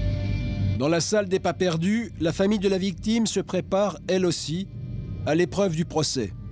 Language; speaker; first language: French; native; French